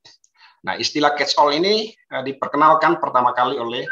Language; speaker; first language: Indonesian; native; Indonesian